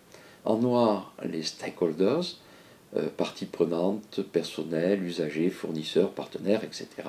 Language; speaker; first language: French; native; French